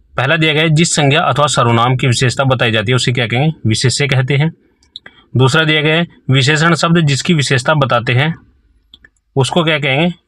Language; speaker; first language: Hindi; native; Hindi